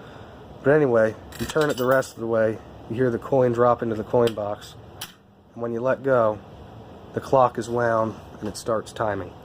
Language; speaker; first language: English; native; English